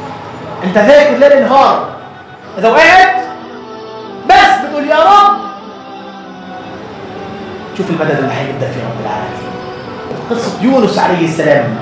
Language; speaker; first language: Arabic; native; Arabic